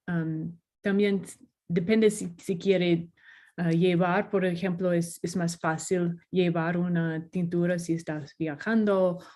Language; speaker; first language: Spanish; non-native, learner; English